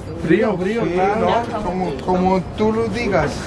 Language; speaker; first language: Spanish; native; Spanish